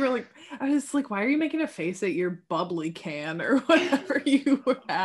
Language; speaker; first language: English; native; English